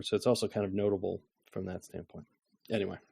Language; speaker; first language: English; native; English